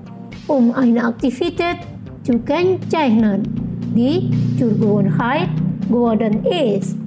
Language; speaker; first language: German; non-native, fluent; Indonesian